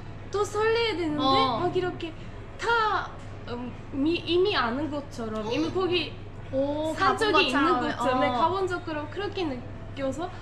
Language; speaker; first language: Korean; non-native, fluent; Turkish